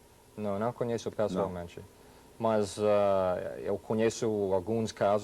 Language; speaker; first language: Portuguese; non-native, fluent; English